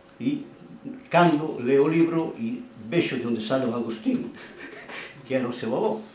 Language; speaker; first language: Galician; non-native, local second language; Spanish